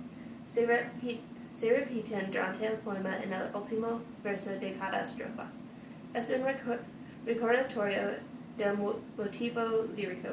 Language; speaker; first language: Spanish; non-native, learner; English